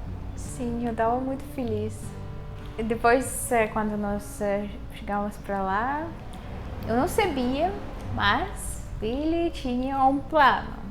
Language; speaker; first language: Portuguese; non-native, fluent; Russian